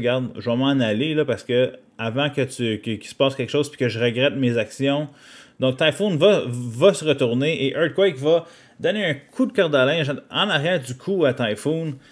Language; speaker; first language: French; native; French